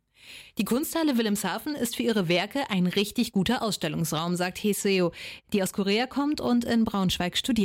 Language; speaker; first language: German; native; German